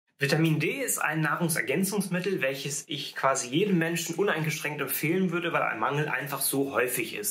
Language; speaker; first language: German; native; German